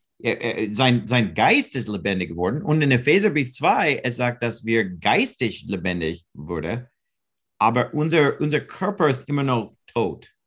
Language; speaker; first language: German; non-native, learner; English